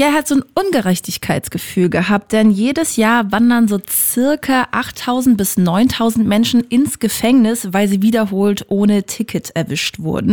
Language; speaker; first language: German; native; German